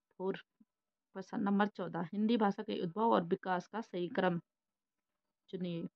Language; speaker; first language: Hindi; native; Hindi